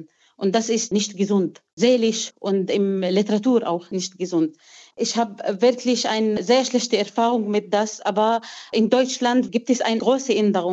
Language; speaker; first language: German; non-native, fluent; Arabic